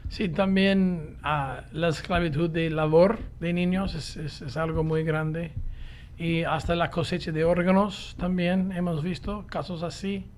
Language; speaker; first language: Spanish; non-native, fluent; English